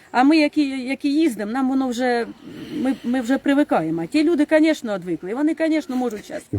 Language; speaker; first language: Ukrainian; native; Ukrainian